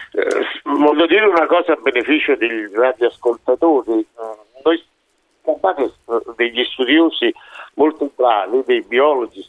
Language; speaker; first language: Italian; native; Italian